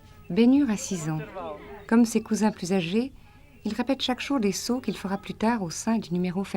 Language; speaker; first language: French; native; French